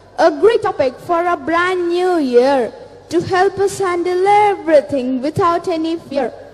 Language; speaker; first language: English; non-native, local second language; Tamil